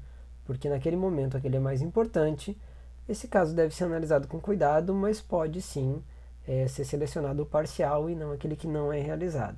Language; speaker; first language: Portuguese; native; Portuguese